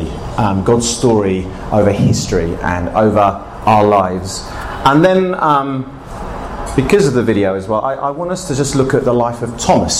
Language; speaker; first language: English; native; English